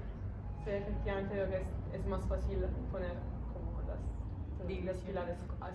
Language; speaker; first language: Spanish; non-native, fluent; Italian